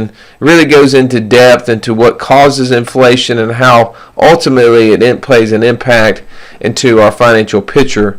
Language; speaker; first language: English; native; English